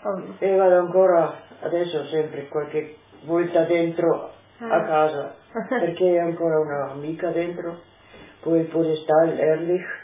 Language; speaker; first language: Italian; non-native, local second language; Slovenian